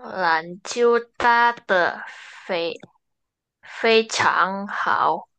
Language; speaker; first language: Chinese; non-native, learner; Indonesian